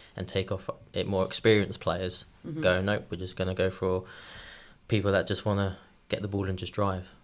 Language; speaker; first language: English; native; English